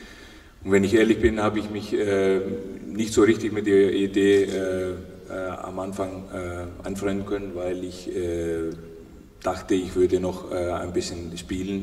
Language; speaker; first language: German; non-native, fluent; Icelandic